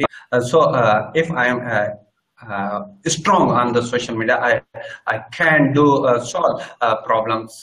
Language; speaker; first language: English; non-native, learner; Sindhi